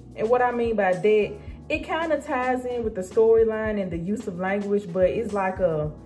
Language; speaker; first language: English; native; English